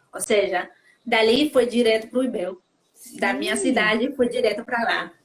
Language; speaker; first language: Portuguese; non-native, fluent; Spanish